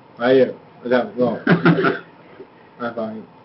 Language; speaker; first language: English; non-native, learner; Japanese